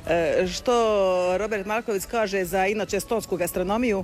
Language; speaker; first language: Serbian; native; Serbian